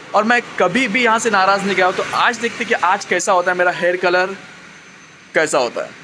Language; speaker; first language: Hindi; non-native, local second language; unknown